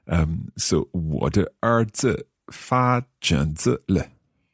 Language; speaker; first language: Chinese; non-native, learner; English